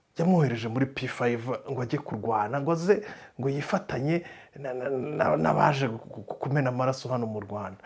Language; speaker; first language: Kinyarwanda; native; Kinyarwanda